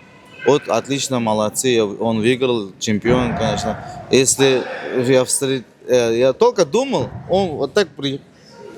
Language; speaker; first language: Russian; non-native, learner; Uzbek